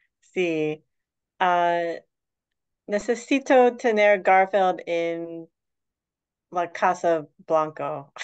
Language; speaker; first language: Spanish; non-native, learner; English